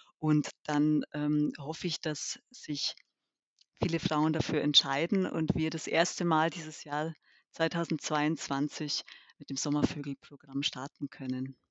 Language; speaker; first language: German; early bilingual, other home language; Albanian